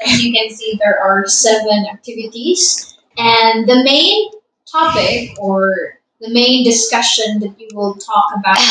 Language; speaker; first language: English; non-native, fluent; Vietnamese